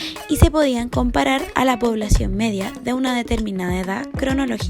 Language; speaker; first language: Spanish; native; Spanish